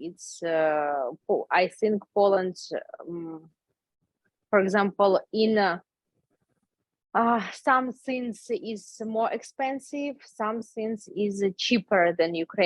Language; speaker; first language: English; non-native, learner; Ukrainian